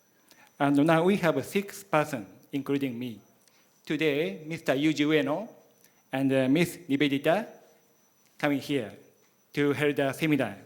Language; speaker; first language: English; non-native, learner; Japanese